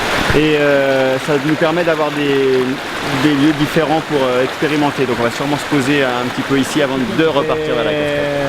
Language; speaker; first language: French; native; French